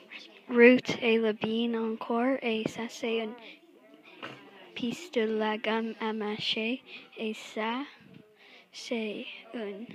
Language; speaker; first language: French; non-native, learner; English